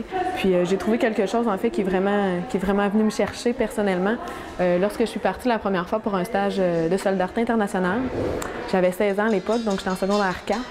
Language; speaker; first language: French; native; French